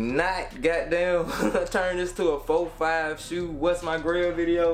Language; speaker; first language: English; native; English